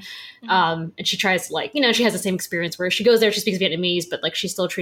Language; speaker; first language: English; native; English